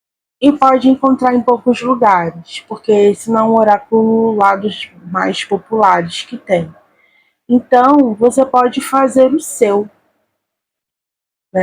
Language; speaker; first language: Portuguese; native; Portuguese